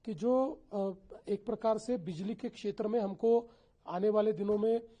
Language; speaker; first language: Hindi; non-native, local second language; Marathi